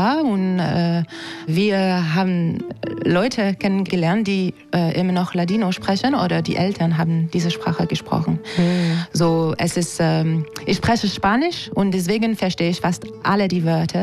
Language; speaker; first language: German; non-native, learner; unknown